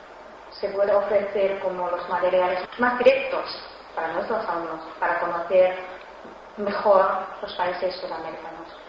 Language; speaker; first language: Spanish; non-native, fluent; Chinese